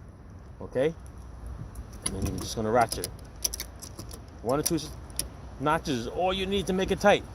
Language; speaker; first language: English; native; English